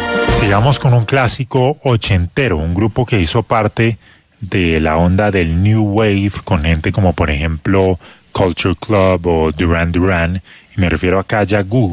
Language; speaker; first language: Spanish; native; Spanish